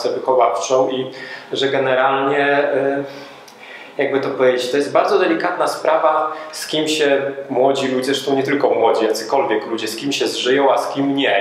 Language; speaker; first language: Polish; native; Polish